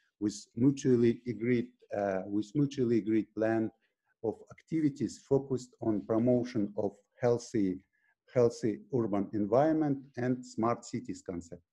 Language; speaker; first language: English; non-native, fluent; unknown